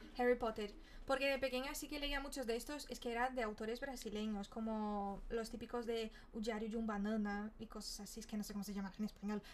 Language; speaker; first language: Spanish; early bilingual, other home language; Portuguese